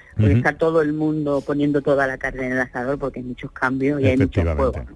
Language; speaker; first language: Spanish; native; Spanish